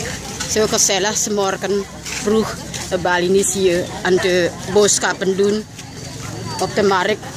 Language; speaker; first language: Dutch; non-native, learner; Indonesian